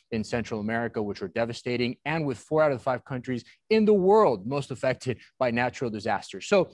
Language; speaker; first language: English; native; English